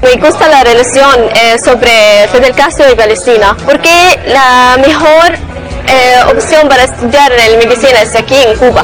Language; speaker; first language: Spanish; non-native, learner; Arabic